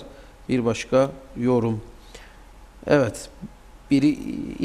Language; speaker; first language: Turkish; native; Turkish